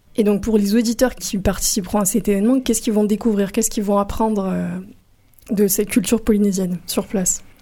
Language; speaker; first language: French; native; French